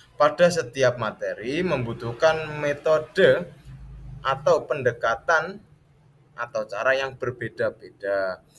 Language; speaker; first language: Indonesian; native; Indonesian